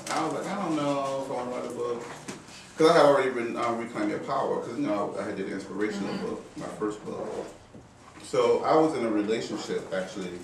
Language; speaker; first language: English; native; English